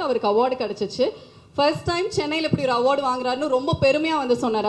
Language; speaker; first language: Tamil; native; Tamil